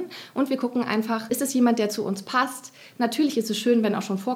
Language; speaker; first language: German; native; German